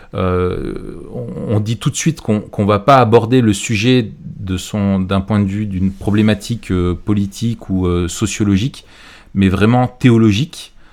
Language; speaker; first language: French; native; French